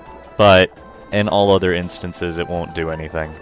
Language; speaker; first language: English; native; English